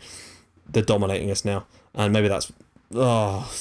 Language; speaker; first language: English; native; English